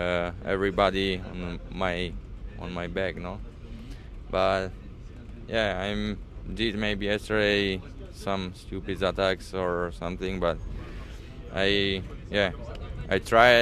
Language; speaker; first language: English; non-native, learner; Slovak